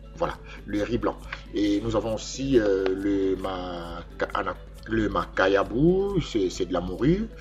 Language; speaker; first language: French; non-native, local second language; Lingala